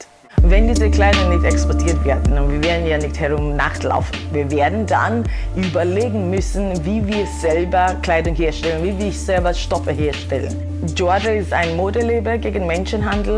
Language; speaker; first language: German; non-native, fluent; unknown